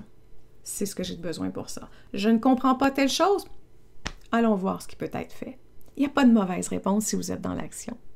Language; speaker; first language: French; native; French